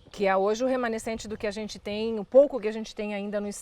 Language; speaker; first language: Portuguese; native; Portuguese